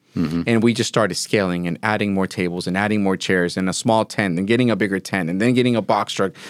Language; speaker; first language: English; early bilingual, other home language; Spanish